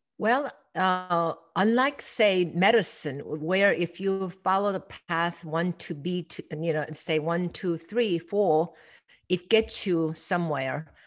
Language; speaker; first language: English; non-native, fluent; Korean